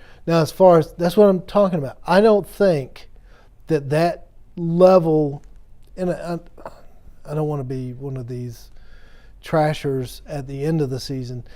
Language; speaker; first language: English; native; English